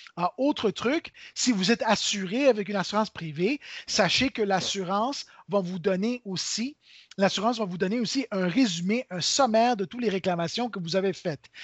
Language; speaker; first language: French; native; French